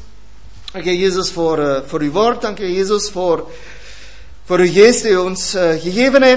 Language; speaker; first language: Dutch; non-native, learner; German